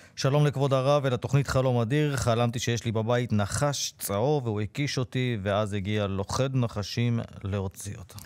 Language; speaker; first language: Hebrew; native; Hebrew